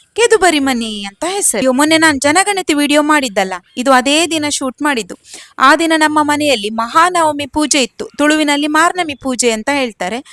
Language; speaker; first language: Kannada; non-native, local second language; Konkani